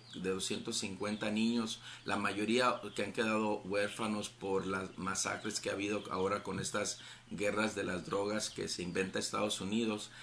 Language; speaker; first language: Spanish; native; Spanish